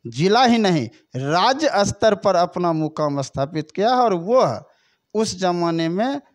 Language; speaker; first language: Hindi; native; Hindi